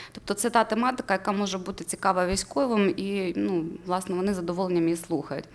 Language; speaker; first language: Ukrainian; native; Ukrainian